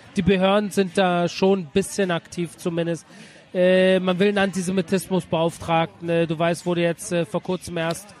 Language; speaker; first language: German; early bilingual, other home language; Persian